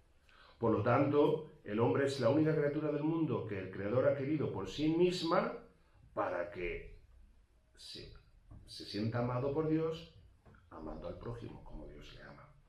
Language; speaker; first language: Spanish; native; Spanish